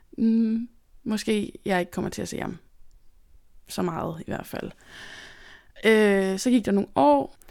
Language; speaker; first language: Danish; native; Danish